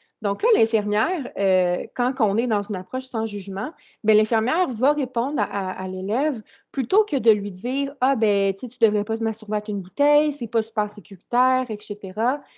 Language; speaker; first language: French; native; French